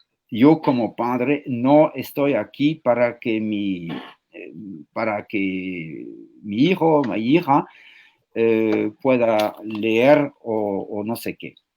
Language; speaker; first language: Spanish; non-native, fluent; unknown